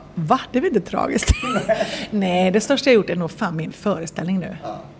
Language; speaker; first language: Swedish; native; Swedish